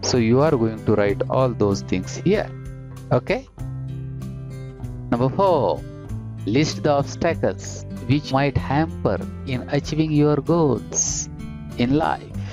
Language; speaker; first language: English; non-native, local second language; Marathi